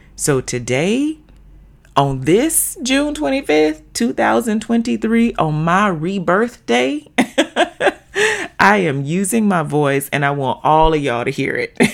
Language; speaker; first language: English; native; English